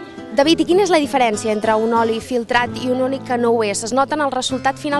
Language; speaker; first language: Catalan; native; Catalan